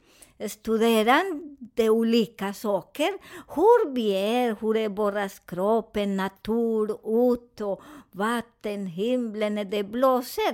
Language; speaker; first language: Swedish; non-native, fluent; Spanish